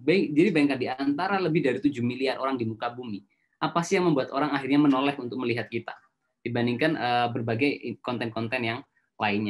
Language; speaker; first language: Indonesian; native; Indonesian